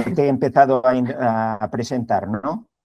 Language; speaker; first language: Spanish; native; Spanish